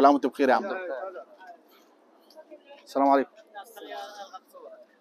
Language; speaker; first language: Arabic; native; Arabic